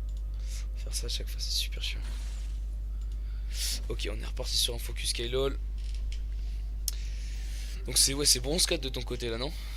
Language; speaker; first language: French; native; French